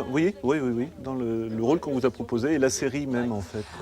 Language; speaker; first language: French; native; French